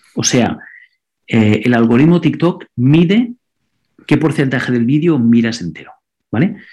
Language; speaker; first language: Spanish; non-native, local second language; Catalan